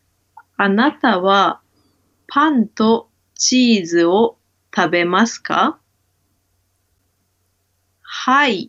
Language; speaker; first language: Japanese; non-native, learner; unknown